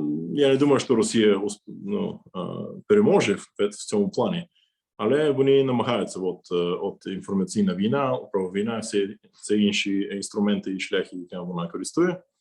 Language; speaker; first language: Ukrainian; non-native, fluent; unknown